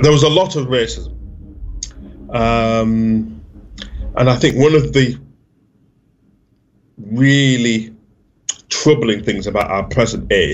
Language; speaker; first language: English; native; English